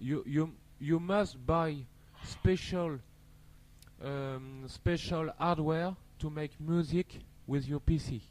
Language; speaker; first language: English; non-native, learner; French